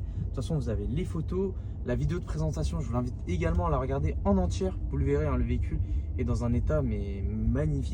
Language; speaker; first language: French; native; French